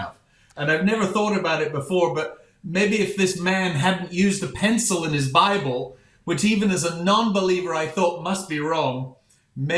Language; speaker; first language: English; native; English